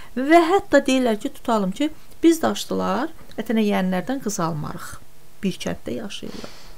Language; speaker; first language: Azerbaijani; non-native, local second language; Talysh